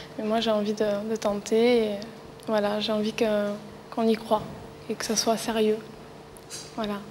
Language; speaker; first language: French; native; French